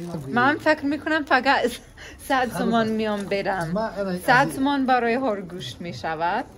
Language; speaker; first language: Persian; non-native, learner; English